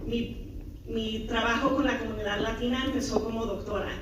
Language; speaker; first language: Spanish; early bilingual, heritage; Spanish